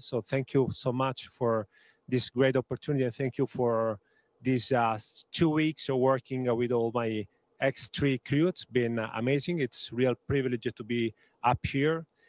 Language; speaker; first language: English; non-native, fluent; Italian